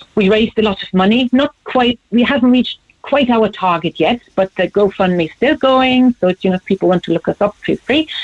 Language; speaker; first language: English; non-native, fluent; German